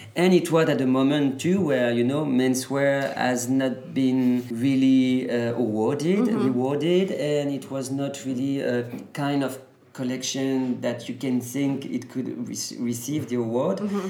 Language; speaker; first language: English; early bilingual, other home language; French